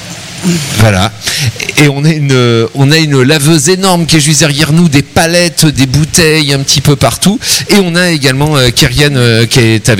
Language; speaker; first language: French; native; French